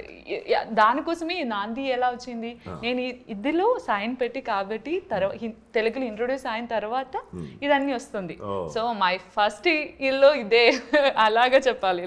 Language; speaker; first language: Telugu; non-native, learner; Malayalam